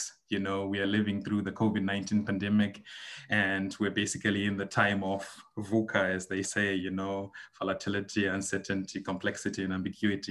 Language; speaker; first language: English; non-native, local second language; Shona